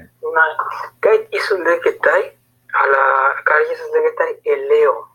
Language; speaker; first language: Greek; non-native, fluent; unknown